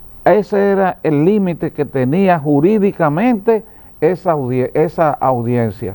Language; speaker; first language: Spanish; native; Spanish